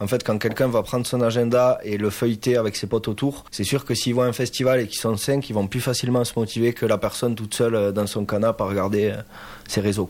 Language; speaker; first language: French; native; French